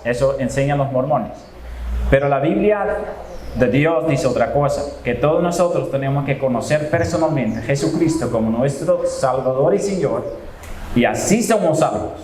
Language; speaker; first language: Spanish; non-native, fluent; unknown